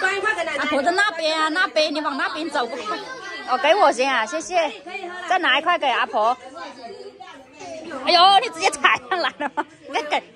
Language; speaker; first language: Chinese; native; Chinese